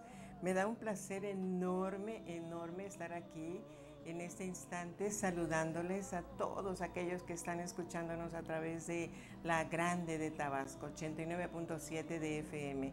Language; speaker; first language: Spanish; native; Spanish